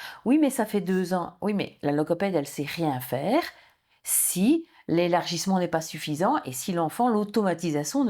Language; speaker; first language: French; native; French